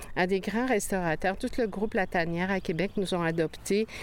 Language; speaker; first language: French; native; French